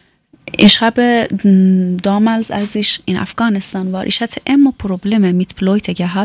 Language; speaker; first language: German; non-native, learner; Persian